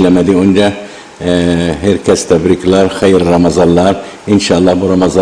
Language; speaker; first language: Turkish; non-native, learner; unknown